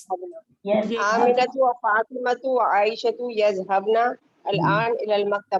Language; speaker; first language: Arabic; non-native, learner; Urdu